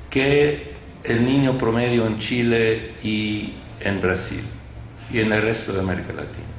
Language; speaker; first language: Spanish; non-native, fluent; English